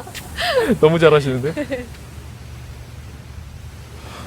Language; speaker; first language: Korean; native; Korean